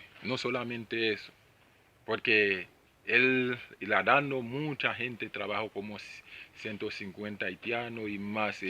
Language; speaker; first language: Spanish; non-native, learner; Haitian Creole